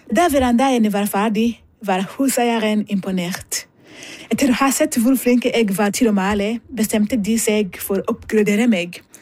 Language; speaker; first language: Norwegian; non-native, fluent; Rundi